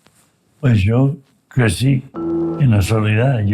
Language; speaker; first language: Spanish; non-native, fluent; English